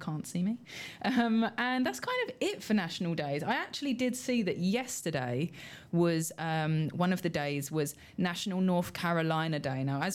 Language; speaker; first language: English; native; English